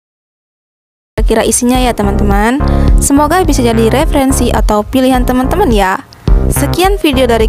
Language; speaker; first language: Indonesian; native; Indonesian